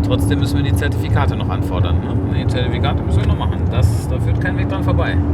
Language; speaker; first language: German; native; German